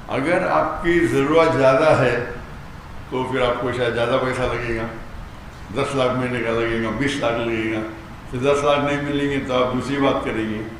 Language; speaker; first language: Urdu; non-native, local second language; Konkani